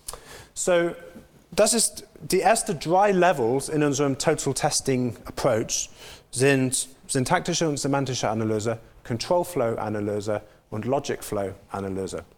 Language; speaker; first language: German; non-native, fluent; English